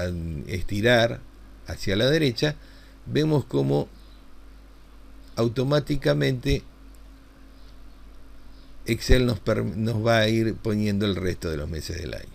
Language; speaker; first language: Spanish; native; Spanish